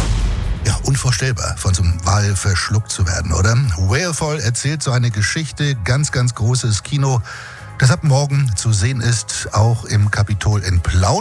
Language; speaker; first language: German; native; German